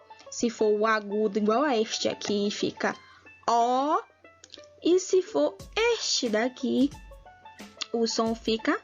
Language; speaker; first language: Portuguese; native; Portuguese